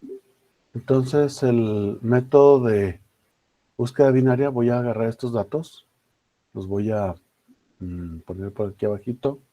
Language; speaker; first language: Spanish; native; Spanish